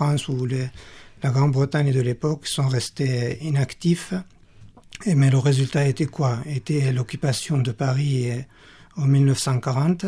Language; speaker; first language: French; non-native, fluent; Kurdish